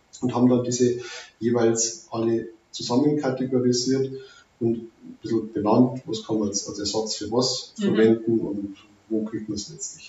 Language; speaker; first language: German; native; German